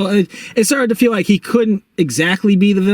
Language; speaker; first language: English; native; English